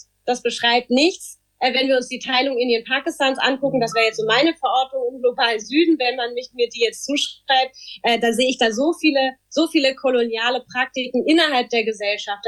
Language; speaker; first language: German; early bilingual, other home language; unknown